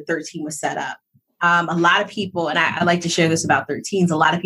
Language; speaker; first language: English; native; English